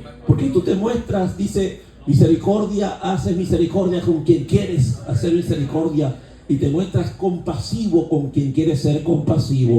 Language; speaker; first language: Spanish; native; Spanish